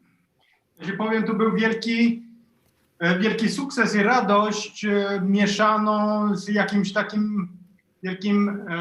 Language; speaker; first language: Polish; non-native, fluent; Swedish